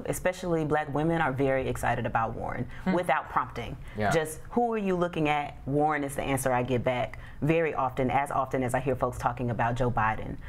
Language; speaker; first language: English; native; English